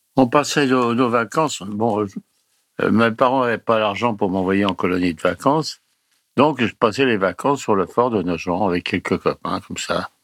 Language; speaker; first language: French; early bilingual, other home language; Italian